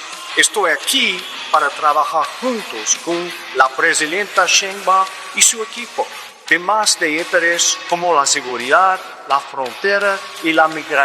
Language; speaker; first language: Spanish; non-native, fluent; English